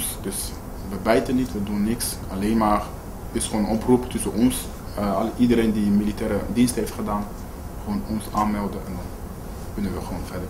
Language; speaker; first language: Dutch; non-native, fluent; Lingala